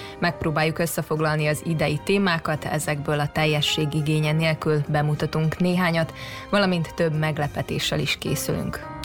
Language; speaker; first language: Hungarian; native; Hungarian